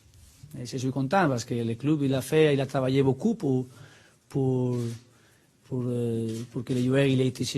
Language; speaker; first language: French; non-native, learner; Spanish